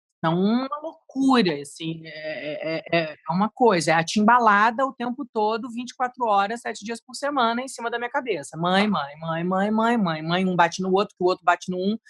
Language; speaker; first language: Portuguese; native; Portuguese